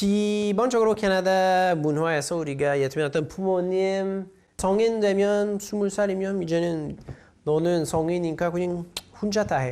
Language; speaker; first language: Korean; non-native, learner; English